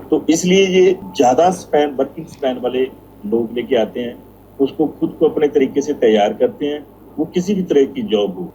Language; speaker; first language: Hindi; non-native, local second language; Punjabi